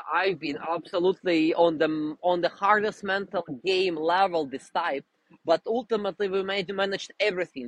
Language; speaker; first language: English; non-native, fluent; Russian